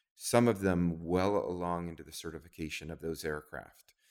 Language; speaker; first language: English; native; English